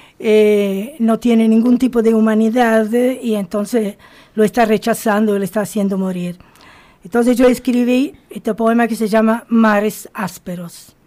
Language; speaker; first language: Spanish; non-native, fluent; Italian